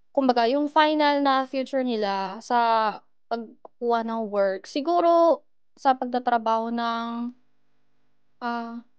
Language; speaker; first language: Filipino; early bilingual, other home language; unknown